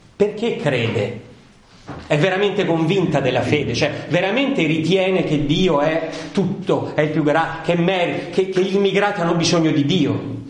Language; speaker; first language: Italian; native; Italian